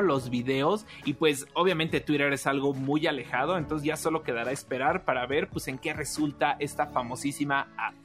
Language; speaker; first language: Spanish; native; Spanish